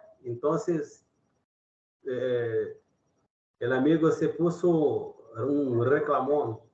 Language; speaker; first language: Spanish; non-native, learner; Portuguese